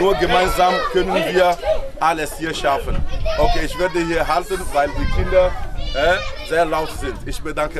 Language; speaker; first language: German; non-native, learner; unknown